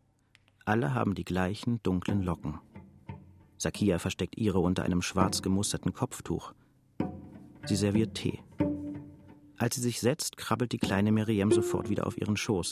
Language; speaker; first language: German; native; German